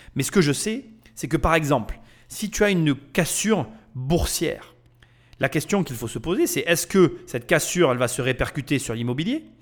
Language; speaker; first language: French; native; French